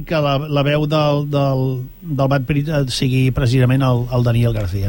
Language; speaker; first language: Catalan; native; Catalan